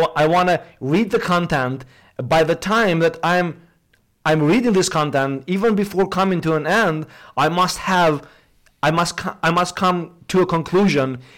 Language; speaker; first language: English; non-native, fluent; Albanian